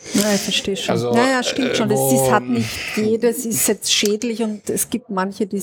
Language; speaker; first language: German; native; German